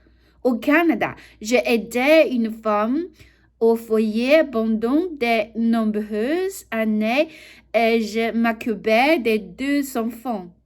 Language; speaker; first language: French; non-native, learner; Chinese